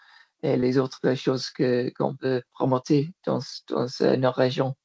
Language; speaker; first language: French; non-native, learner; English